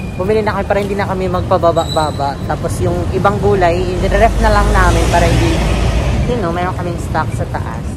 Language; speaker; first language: Filipino; non-native, local second language; Cebuano